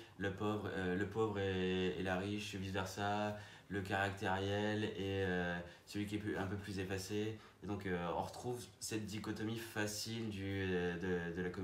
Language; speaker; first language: French; native; French